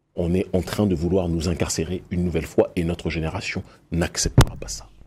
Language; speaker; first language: French; native; French